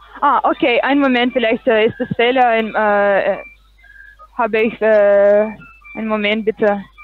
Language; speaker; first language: German; non-native, learner; Russian